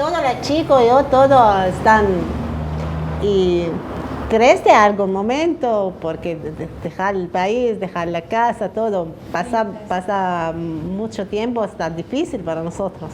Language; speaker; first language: Spanish; non-native, learner; Arabic